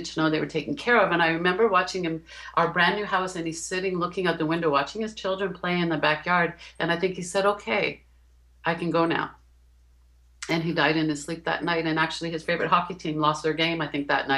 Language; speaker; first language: English; native; English